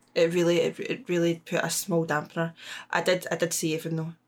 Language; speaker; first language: English; native; English